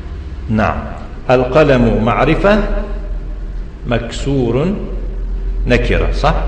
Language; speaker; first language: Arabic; non-native, fluent; Tajik